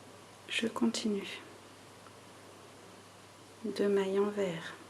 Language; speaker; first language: French; native; French